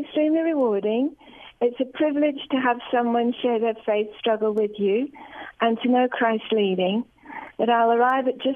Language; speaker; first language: English; native; English